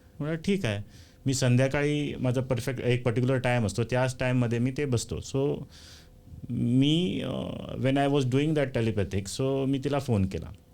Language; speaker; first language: Marathi; non-native, local second language; Konkani